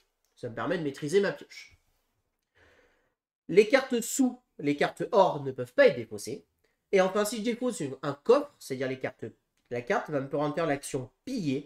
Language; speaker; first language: French; native; French